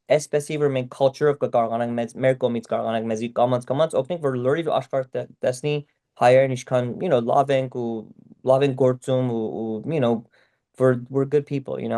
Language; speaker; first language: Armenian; early bilingual, heritage; Armenian